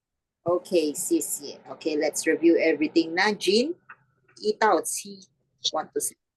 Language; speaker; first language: English; non-native, fluent; Filipino